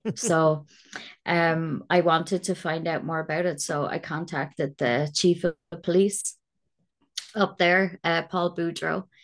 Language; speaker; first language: English; native; English